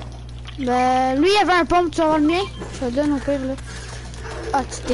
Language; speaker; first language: French; native; French